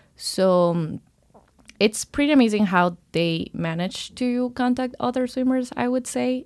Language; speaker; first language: English; non-native, fluent; Spanish